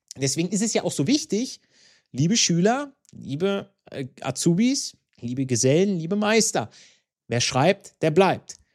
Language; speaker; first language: German; non-native, fluent; Italian